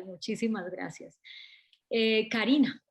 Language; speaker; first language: Spanish; native; Spanish